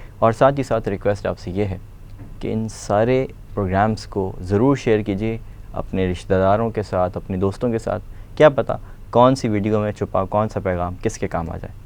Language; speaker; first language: Urdu; native; Urdu